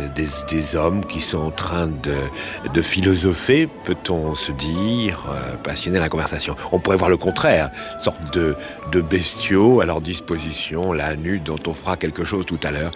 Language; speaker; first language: French; native; French